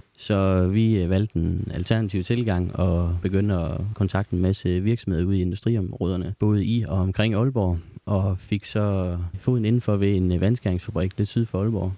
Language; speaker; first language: Danish; native; Danish